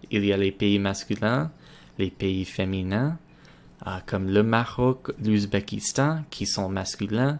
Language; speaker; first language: French; non-native, learner; English